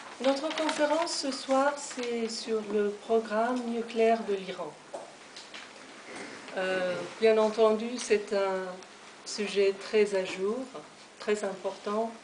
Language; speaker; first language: French; non-native, fluent; Persian